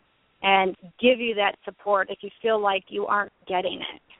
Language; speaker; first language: English; native; English